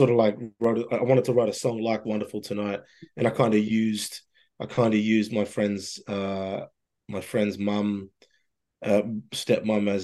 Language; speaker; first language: English; native; English